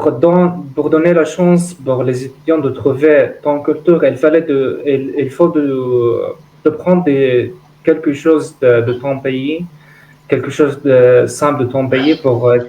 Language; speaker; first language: French; non-native, learner; Arabic